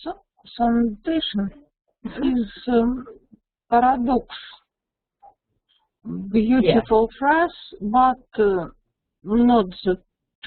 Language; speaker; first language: English; non-native, learner; Russian